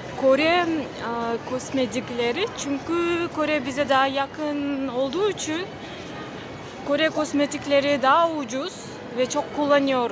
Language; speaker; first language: Turkish; non-native, fluent; Kyrgyz